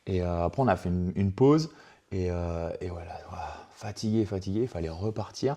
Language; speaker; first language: French; native; French